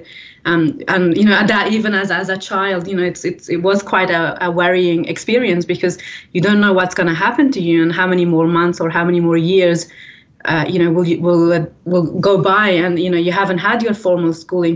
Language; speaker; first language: English; early bilingual, other home language; Persian